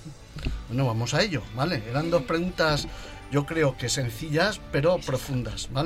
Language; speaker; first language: Spanish; native; Spanish